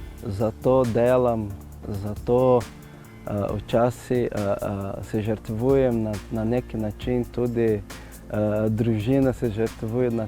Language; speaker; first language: Slovenian; non-native, fluent; Portuguese